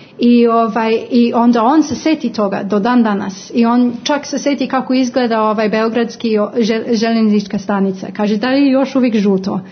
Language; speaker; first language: Croatian; non-native, fluent; English